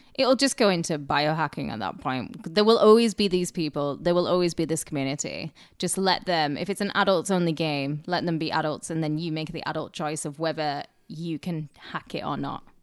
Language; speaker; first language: English; native; English